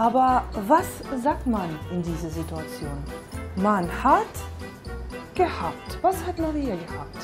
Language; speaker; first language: German; non-native, fluent; Russian